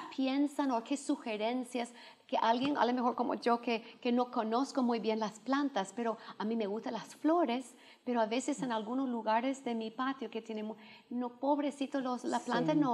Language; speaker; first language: Spanish; non-native, fluent; English